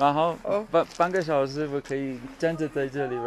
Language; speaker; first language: Chinese; non-native, learner; English